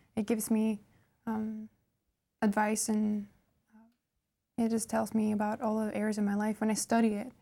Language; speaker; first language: English; non-native, fluent; Norwegian